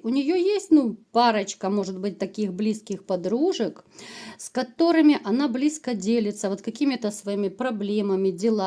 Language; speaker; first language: Russian; native; Russian